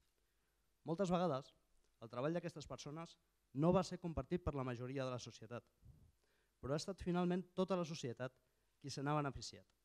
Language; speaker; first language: Catalan; native; Catalan